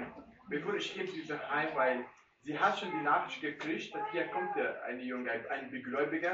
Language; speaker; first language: German; non-native, learner; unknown